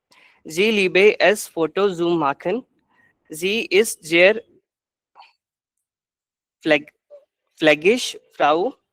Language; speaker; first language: German; non-native, learner; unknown